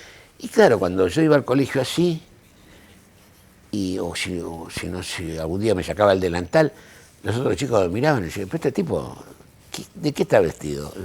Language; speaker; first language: Spanish; early bilingual, other home language; Ladino